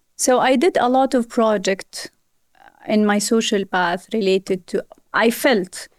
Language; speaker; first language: English; non-native, fluent; Arabic